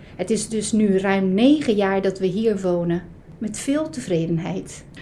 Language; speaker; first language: Dutch; early bilingual, other home language; Italian